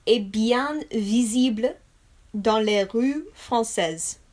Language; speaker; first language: French; non-native, learner; English